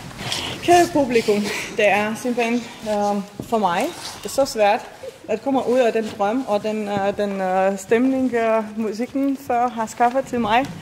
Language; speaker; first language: Danish; non-native, fluent; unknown